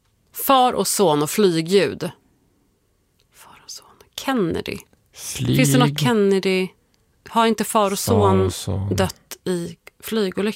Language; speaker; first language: Swedish; native; Swedish